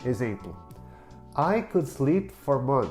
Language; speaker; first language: English; non-native, fluent; Portuguese